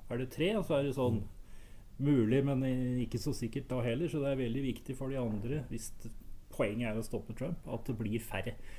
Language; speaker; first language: Norwegian; native; Norwegian